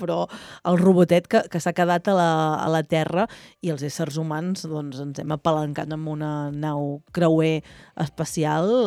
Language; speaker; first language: Catalan; native; Catalan